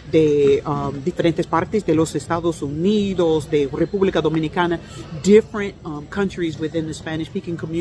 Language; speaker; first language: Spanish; non-native, learner; English